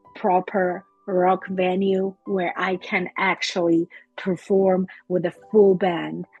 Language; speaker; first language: English; non-native, fluent; Russian